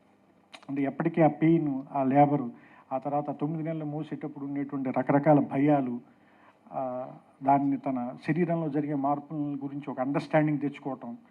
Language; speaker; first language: Telugu; native; Telugu